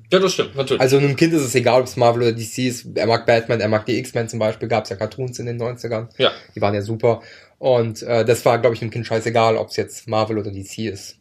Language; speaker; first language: German; early bilingual, other home language; Ukrainian